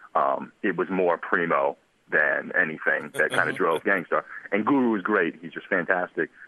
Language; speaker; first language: English; native; English